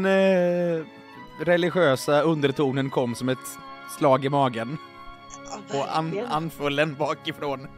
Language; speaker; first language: Swedish; native; Swedish